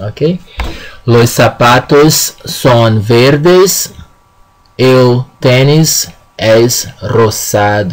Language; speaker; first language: Spanish; non-native, fluent; Portuguese